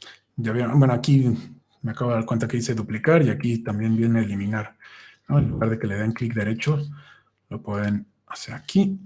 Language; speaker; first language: Spanish; native; Spanish